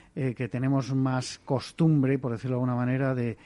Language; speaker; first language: Spanish; native; Spanish